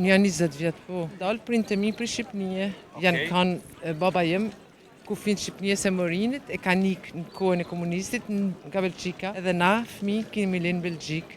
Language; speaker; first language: Albanian; early bilingual, heritage; Albanian